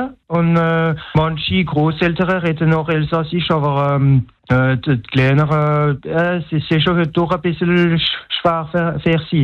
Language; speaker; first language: German; non-native, local second language; French